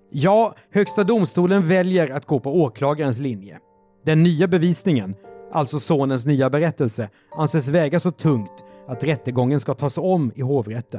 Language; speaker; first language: Swedish; native; Swedish